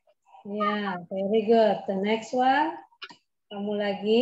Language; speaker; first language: English; non-native, fluent; Indonesian